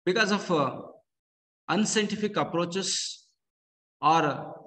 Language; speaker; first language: English; non-native, local second language; Kannada